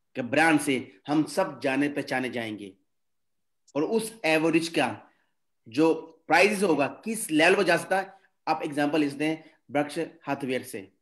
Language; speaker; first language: Hindi; native; Hindi